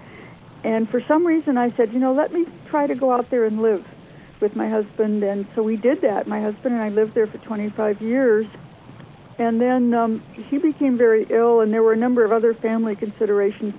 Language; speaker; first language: English; native; English